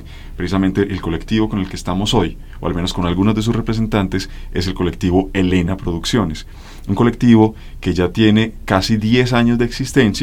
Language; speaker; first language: Spanish; native; Spanish